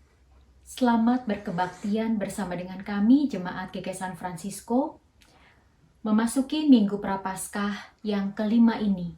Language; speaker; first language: Indonesian; native; Indonesian